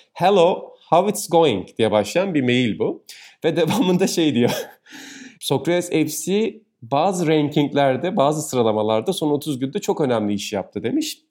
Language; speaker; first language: Turkish; native; Turkish